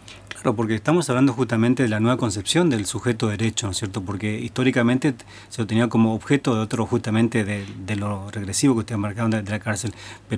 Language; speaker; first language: Spanish; native; Spanish